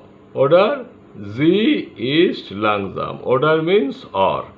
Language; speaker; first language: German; non-native, learner; Bangla